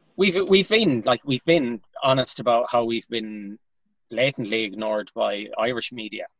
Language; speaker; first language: English; native; English